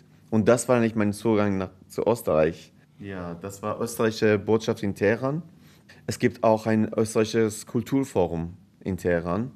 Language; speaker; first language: German; non-native, fluent; Persian